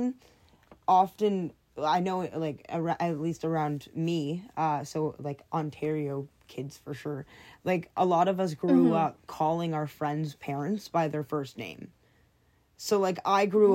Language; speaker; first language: English; non-native, fluent; French